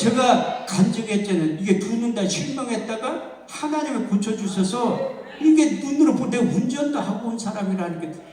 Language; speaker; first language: Korean; native; Korean